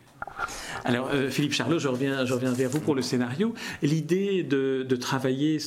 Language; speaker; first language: French; native; French